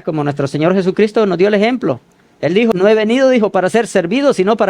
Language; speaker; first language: Spanish; native; Spanish